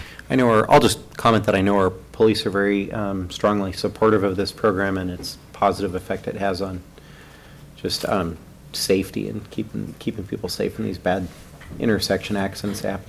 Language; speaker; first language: English; native; English